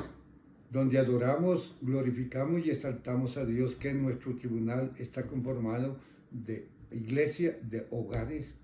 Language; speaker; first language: Spanish; native; Spanish